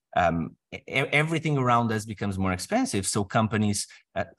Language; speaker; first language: English; non-native, fluent; Portuguese